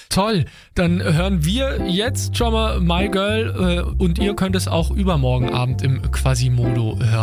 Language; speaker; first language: German; native; German